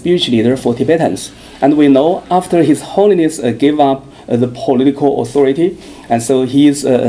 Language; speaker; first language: English; non-native, fluent; Chinese